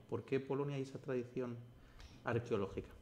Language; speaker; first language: Spanish; native; Spanish